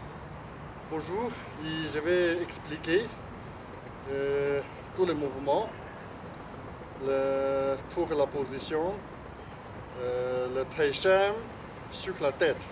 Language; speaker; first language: French; non-native, learner; Chinese